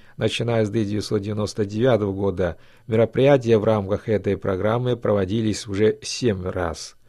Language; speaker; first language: Russian; non-native, fluent; Chinese